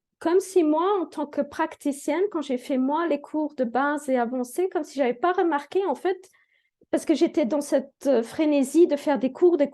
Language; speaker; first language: French; native; French